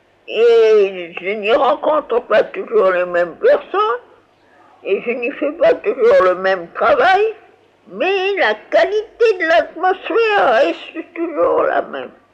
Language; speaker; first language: French; native; French